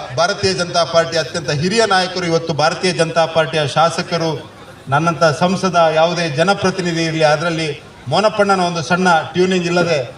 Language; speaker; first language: Kannada; non-native, local second language; Tulu